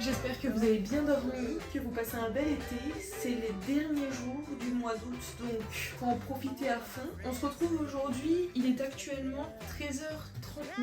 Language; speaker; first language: French; native; French